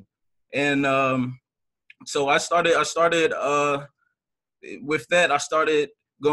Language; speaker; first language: English; native; English